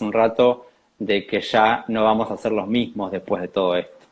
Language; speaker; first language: Spanish; native; Spanish